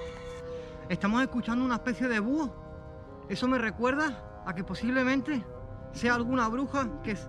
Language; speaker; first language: Spanish; native; Spanish